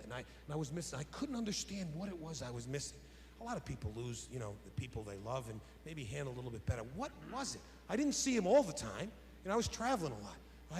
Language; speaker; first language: English; native; English